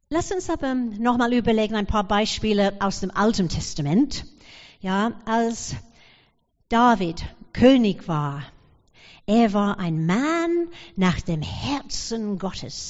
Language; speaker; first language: German; non-native, fluent; English